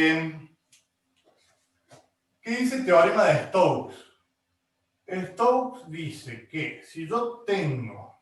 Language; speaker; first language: Spanish; native; Spanish